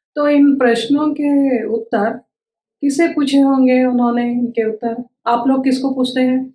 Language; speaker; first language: Hindi; non-native, local second language; Telugu